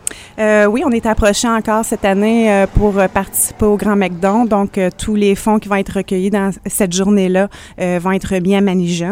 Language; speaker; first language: French; native; French